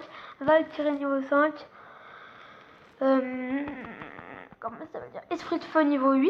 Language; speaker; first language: French; native; French